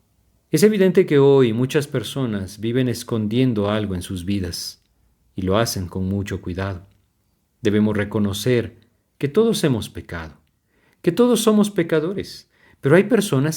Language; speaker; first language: Spanish; native; Spanish